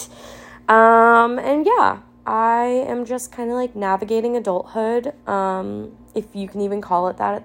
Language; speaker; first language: English; native; English